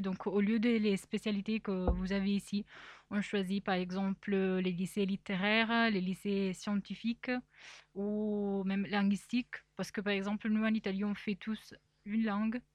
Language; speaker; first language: French; non-native, fluent; Italian